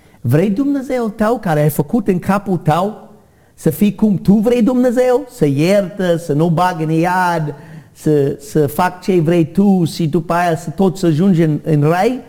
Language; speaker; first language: Romanian; non-native, learner; English